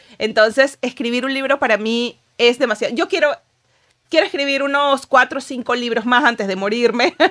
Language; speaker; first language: Spanish; native; Spanish